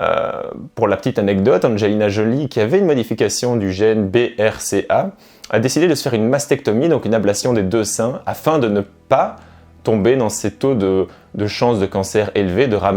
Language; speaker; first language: French; native; French